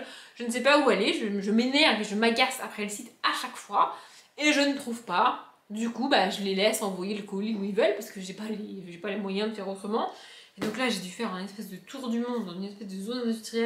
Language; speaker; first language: French; native; French